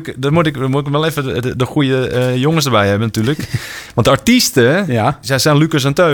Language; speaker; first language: Dutch; native; Dutch